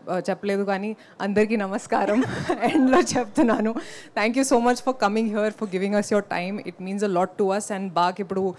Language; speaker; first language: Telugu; non-native, local second language; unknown